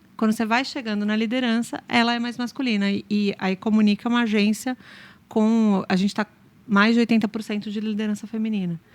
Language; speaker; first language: Portuguese; native; Portuguese